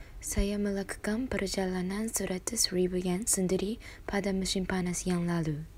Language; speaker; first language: Indonesian; non-native, learner; Japanese